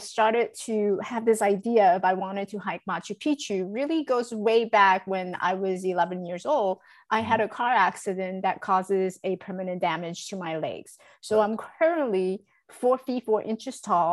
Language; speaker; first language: English; non-native, fluent; Chinese